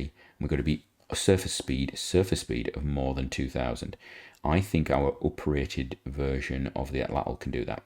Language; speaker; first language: English; native; English